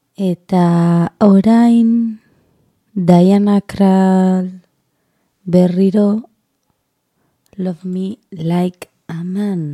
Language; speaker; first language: Basque; non-native, learner; Spanish